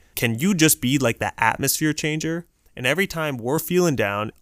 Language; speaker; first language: English; early bilingual, other home language; Urdu